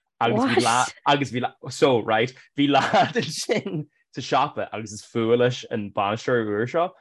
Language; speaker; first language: Irish; native; Irish